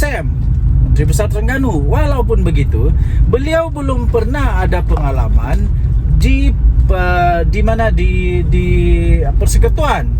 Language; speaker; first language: Malay; native; Malay